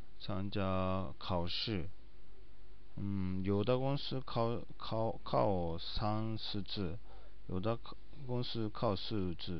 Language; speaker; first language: Chinese; non-native, learner; Japanese